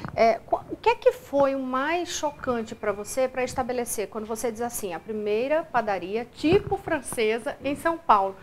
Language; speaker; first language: Portuguese; native; Portuguese